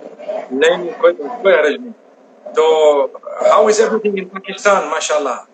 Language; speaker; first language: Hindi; non-native, fluent; English